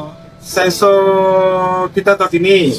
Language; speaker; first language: Japanese; non-native, learner; Indonesian